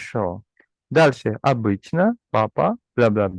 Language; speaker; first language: Russian; non-native, fluent; Indonesian